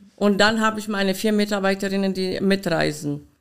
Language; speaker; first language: German; non-native, fluent; Polish